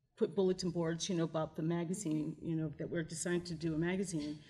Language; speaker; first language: English; native; English